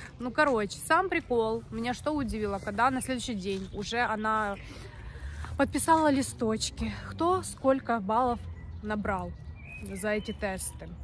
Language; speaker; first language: Russian; native; Russian